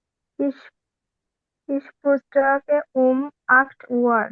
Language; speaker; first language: German; non-native, learner; Bangla